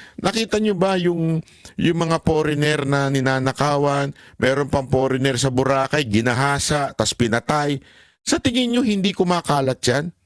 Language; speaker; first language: Filipino; native; Filipino